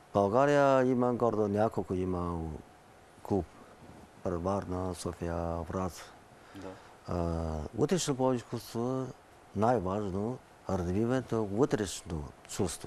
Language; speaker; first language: Bulgarian; non-native, learner; Chinese